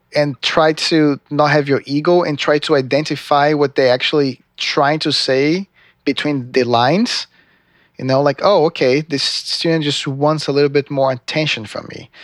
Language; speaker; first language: English; non-native, fluent; Portuguese